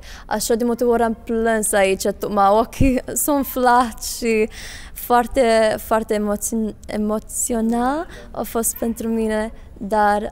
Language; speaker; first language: Romanian; non-native, learner; English